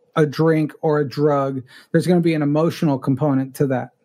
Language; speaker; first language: English; early bilingual, other home language; Spanish